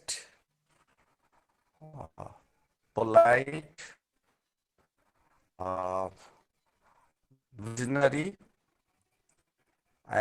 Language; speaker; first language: English; non-native, fluent; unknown